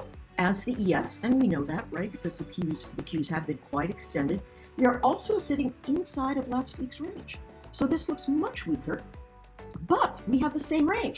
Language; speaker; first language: English; native; English